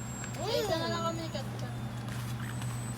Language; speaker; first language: Filipino; native; Filipino